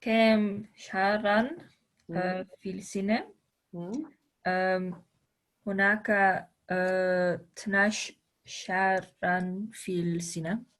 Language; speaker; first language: Arabic; non-native, learner; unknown